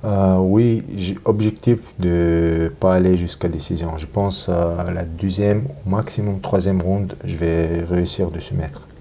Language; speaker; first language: French; non-native, learner; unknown